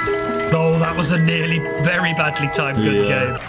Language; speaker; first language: English; native; English